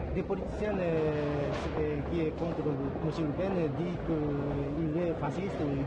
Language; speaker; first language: French; non-native, learner; Japanese